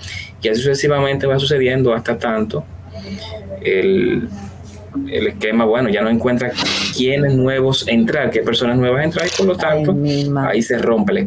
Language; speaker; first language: Spanish; native; Spanish